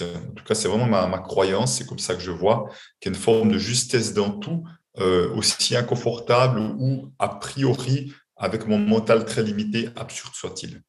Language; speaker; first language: French; native; French